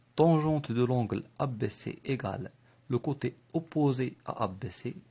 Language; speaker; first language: French; non-native, local second language; Arabic